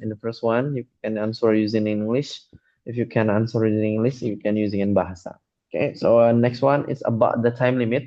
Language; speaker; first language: English; non-native, fluent; Indonesian